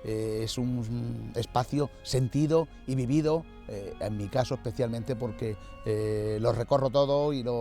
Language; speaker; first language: Spanish; native; Spanish